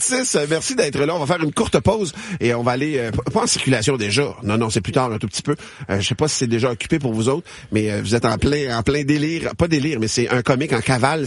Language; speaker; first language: French; native; French